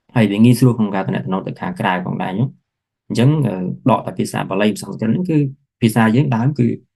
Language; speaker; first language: Khmer; non-native, local second language; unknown